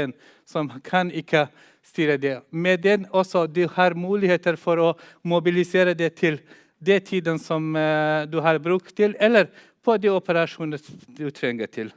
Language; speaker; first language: Norwegian; non-native, fluent; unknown